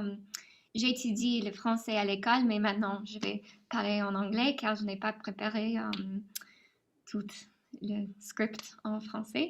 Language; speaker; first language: French; non-native, learner; English